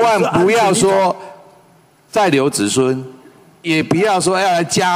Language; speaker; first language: Chinese; native; Chinese